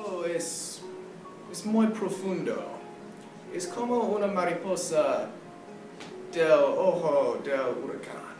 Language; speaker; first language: Spanish; non-native, learner; English